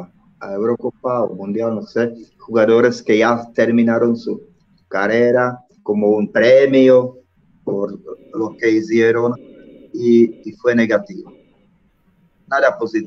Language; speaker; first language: Spanish; non-native, fluent; Czech